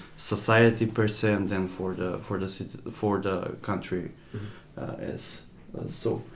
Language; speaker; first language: English; non-native, fluent; Macedonian